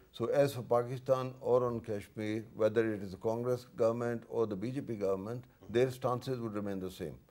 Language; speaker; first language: English; non-native, local second language; Urdu